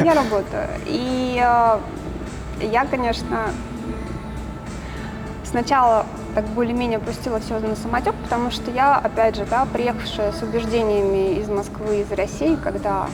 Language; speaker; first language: Russian; native; Russian